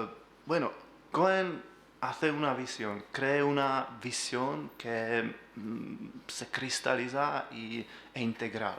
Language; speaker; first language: Spanish; non-native, learner; Czech